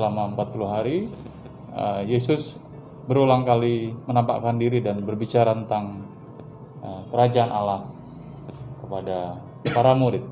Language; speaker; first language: Indonesian; native; Indonesian